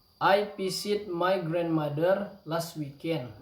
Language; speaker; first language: English; non-native, learner; Indonesian